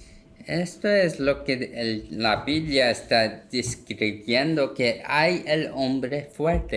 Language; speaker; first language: Spanish; non-native, learner; Korean